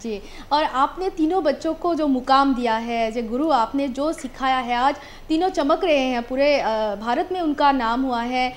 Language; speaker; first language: Hindi; non-native, local second language; Assamese